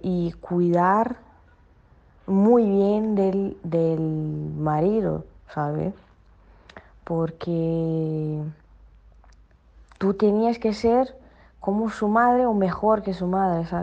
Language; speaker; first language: Spanish; non-native, fluent; Portuguese